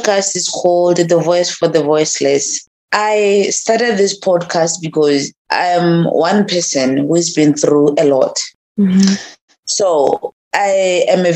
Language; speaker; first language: English; non-native, local second language; Tswana